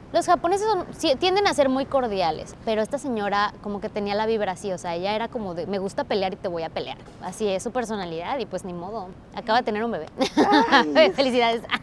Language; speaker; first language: Spanish; native; Spanish